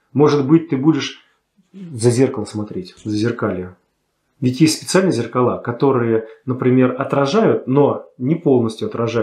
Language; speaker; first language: Russian; native; Russian